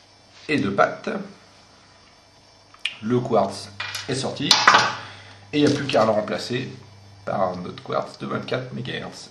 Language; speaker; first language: French; native; French